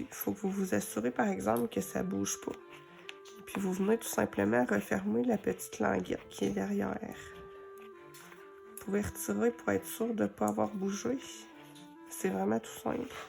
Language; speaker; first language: French; native; French